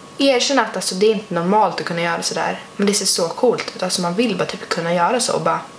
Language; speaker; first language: Swedish; native; Swedish